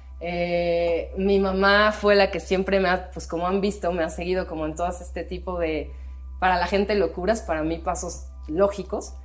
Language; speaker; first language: Spanish; native; Spanish